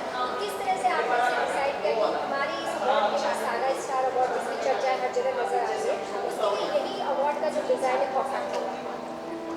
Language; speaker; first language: Hindi; native; Hindi